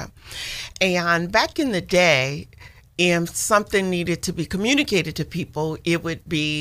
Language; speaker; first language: English; native; English